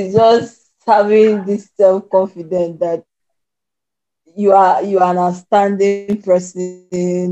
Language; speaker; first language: English; non-native, local second language; Igbo